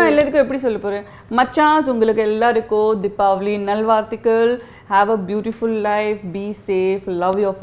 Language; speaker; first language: Tamil; non-native, fluent; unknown